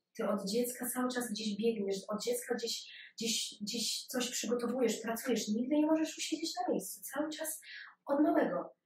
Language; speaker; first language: Polish; early bilingual, other home language; Ukrainian